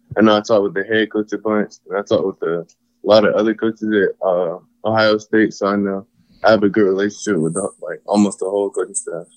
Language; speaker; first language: English; native; English